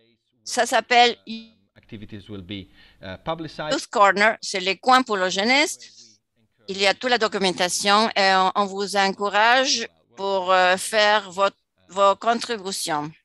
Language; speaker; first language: French; non-native, fluent; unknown